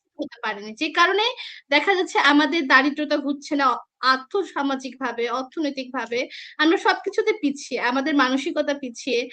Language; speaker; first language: Bangla; non-native, local second language; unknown